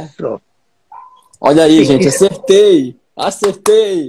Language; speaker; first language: Portuguese; native; Portuguese